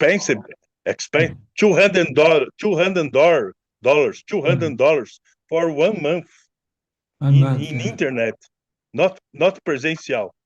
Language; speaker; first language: English; non-native, learner; Portuguese